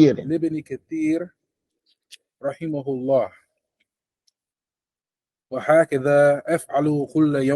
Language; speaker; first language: Arabic; non-native, learner; English